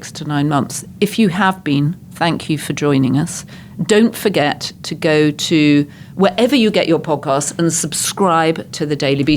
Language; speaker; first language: English; native; English